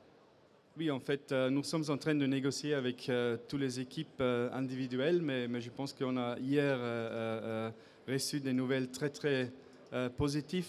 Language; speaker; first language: French; non-native, fluent; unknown